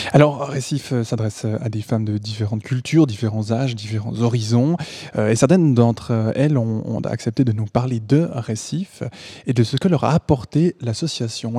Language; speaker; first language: French; native; French